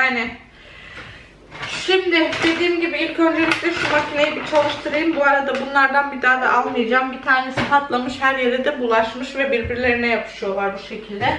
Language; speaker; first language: Turkish; early bilingual, heritage; Turkish